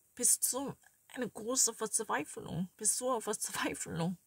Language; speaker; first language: German; non-native, learner; Korean